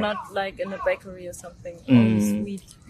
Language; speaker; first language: English; non-native, fluent; German